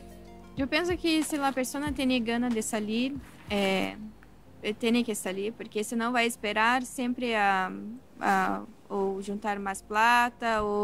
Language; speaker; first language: Spanish; non-native, learner; Portuguese